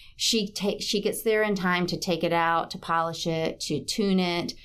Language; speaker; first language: English; native; English